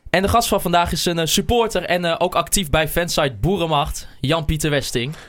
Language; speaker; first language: Dutch; native; Dutch